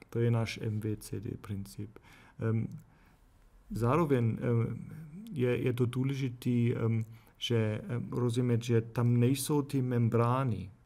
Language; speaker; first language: Czech; non-native, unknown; German